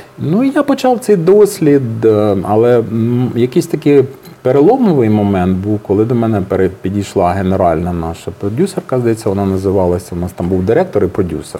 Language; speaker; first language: Ukrainian; native; Ukrainian